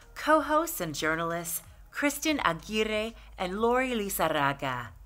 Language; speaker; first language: English; native; English